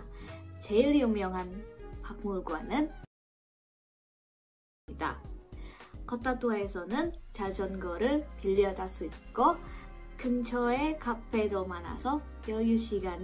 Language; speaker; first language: Korean; non-native, fluent; Indonesian